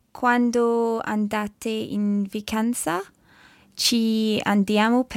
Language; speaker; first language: Italian; non-native, learner; English